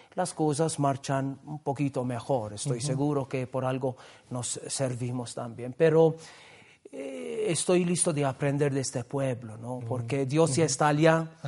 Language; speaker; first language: Spanish; non-native, fluent; Maltese